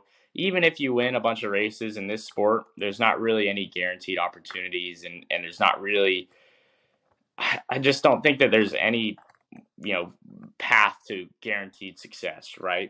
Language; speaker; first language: English; native; English